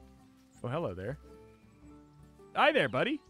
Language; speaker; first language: English; native; English